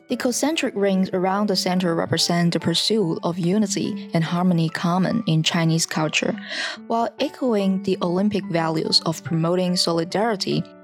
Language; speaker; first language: English; non-native, fluent; Chinese